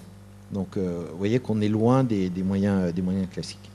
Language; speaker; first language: French; native; French